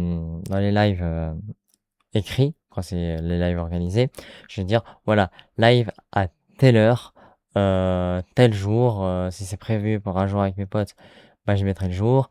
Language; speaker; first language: French; native; French